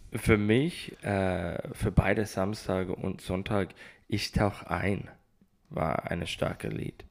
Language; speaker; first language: German; non-native, learner; English